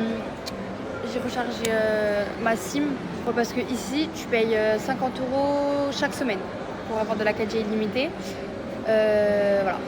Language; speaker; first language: French; native; French